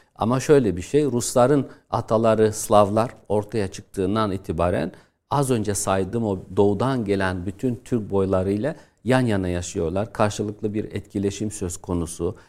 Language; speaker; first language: Turkish; non-native, fluent; Tatar